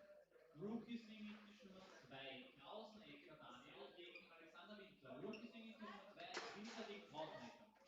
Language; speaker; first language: German; native; German